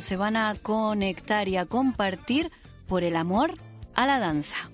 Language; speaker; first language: Spanish; native; Spanish